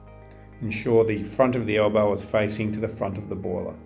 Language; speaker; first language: English; native; English